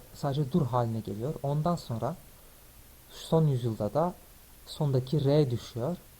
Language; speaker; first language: Turkish; native; Turkish